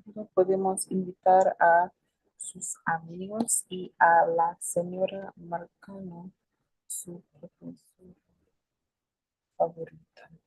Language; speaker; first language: Spanish; non-native, learner; English